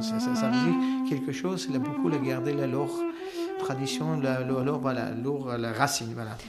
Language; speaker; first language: French; non-native, learner; Armenian